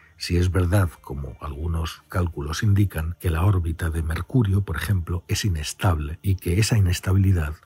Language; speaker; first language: Spanish; native; Spanish